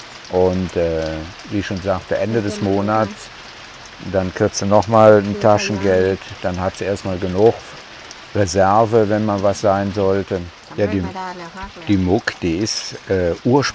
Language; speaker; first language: German; native; German